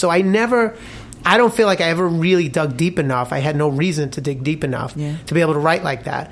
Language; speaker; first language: English; native; English